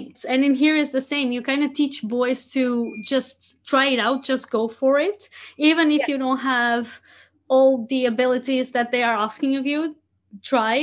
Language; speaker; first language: English; non-native, fluent; Portuguese